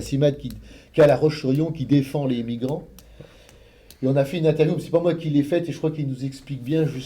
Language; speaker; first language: French; native; French